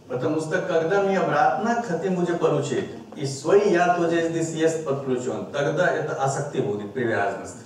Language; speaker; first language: Russian; non-native, learner; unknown